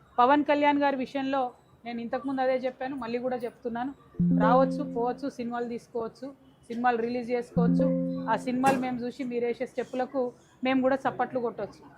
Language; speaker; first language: Telugu; native; Telugu